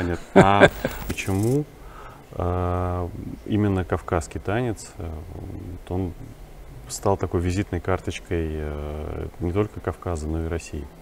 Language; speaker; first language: Russian; native; Russian